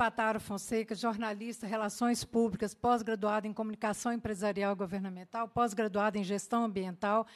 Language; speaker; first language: Portuguese; native; Portuguese